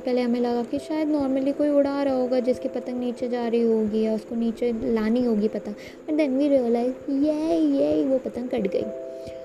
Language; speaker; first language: Hindi; native; Hindi